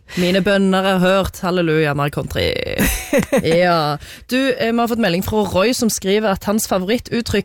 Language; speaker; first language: Norwegian; native; Norwegian